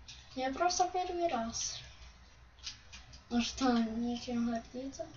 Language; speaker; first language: Russian; non-native, local second language; Ukrainian